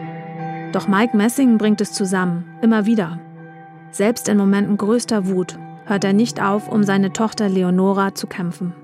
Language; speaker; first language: German; native; German